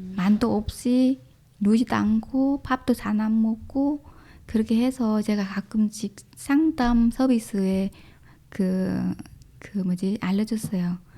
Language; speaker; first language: Korean; non-native, learner; Vietnamese